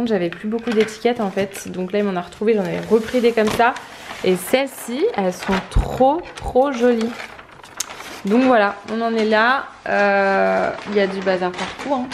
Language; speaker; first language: French; native; French